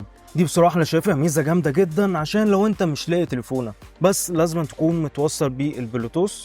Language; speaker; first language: Arabic; native; Arabic